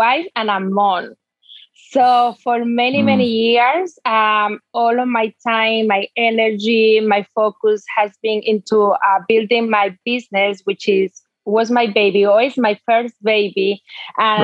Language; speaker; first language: English; non-native, fluent; Spanish